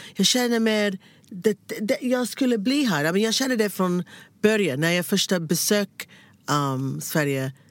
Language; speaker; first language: Swedish; non-native, learner; English